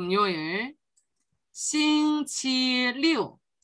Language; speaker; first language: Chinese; non-native, fluent; Korean